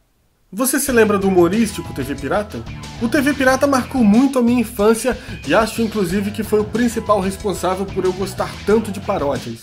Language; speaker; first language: Portuguese; native; Portuguese